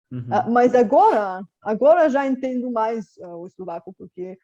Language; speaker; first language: Portuguese; non-native, fluent; Bulgarian